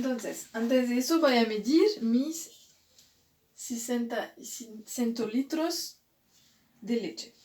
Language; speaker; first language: Spanish; non-native, fluent; French